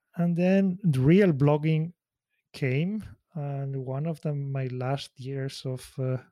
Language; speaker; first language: English; non-native, fluent; Spanish